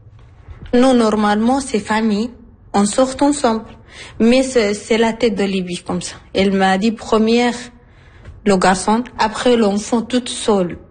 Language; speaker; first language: French; non-native, learner; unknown